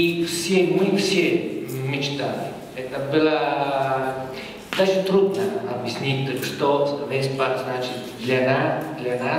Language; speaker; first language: Russian; non-native, fluent; Italian